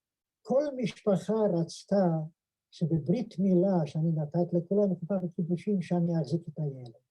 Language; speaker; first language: Hebrew; non-native, fluent; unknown